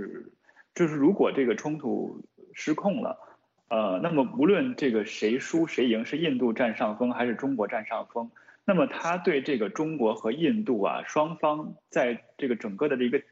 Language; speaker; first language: Chinese; native; Chinese